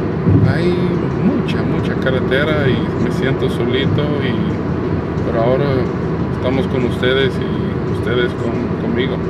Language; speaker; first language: Spanish; non-native, fluent; English